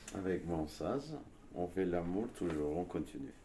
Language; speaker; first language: French; non-native, learner; Turkish